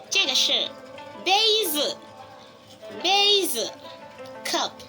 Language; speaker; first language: Chinese; non-native, learner; English